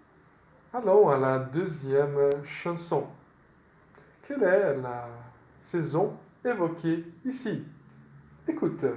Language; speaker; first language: French; non-native, fluent; Portuguese